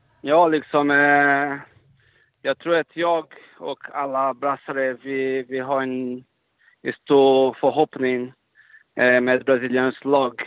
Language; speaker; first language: Swedish; non-native, fluent; Portuguese